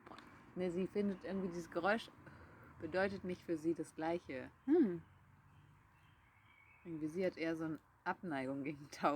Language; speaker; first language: German; non-native, fluent; Dutch